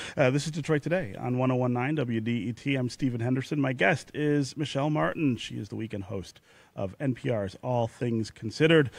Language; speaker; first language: English; native; English